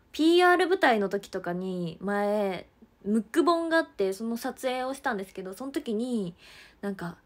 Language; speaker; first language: Japanese; native; Japanese